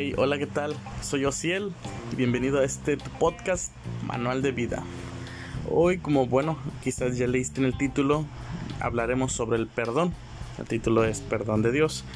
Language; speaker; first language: Spanish; native; Spanish